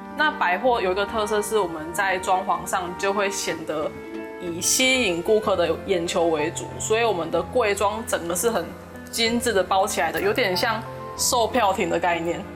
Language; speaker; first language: Chinese; native; Chinese